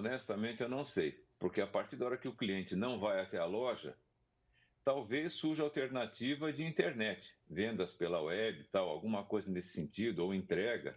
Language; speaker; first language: Portuguese; native; Portuguese